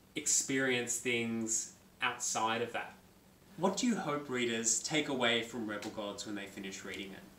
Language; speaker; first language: English; native; English